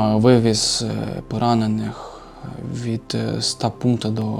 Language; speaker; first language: Ukrainian; native; Ukrainian